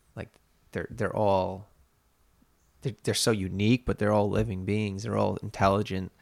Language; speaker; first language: English; native; English